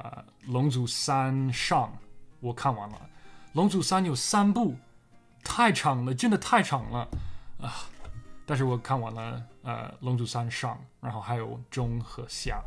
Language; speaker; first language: Chinese; non-native, fluent; English